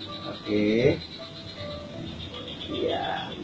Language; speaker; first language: English; non-native, learner; Indonesian